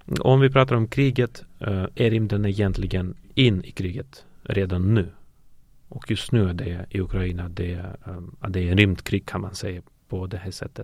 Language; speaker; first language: Swedish; non-native, fluent; Russian